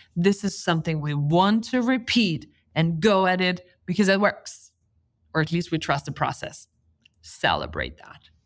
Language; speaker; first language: English; non-native, fluent; Lithuanian